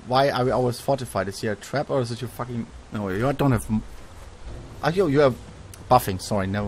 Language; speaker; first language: English; non-native, fluent; German